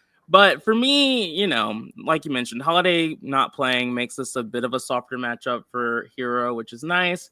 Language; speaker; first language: English; native; English